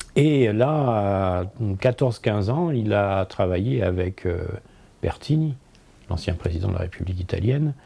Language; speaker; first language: French; native; French